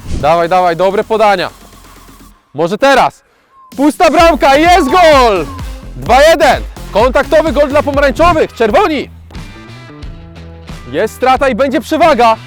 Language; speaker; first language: Polish; native; Polish